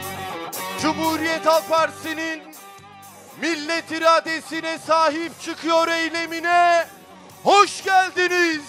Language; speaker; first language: Turkish; native; Turkish